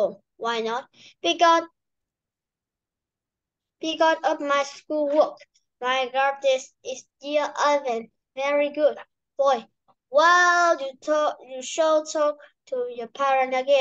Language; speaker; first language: English; non-native, learner; Vietnamese